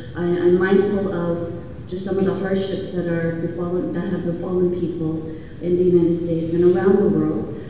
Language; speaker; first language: English; native; English